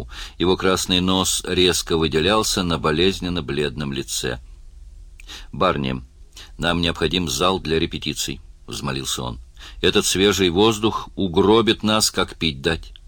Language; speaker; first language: Russian; native; Russian